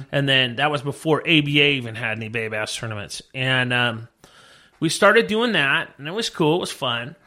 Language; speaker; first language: English; native; English